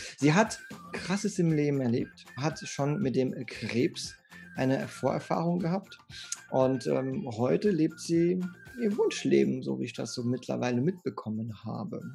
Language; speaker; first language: German; early bilingual, other home language; French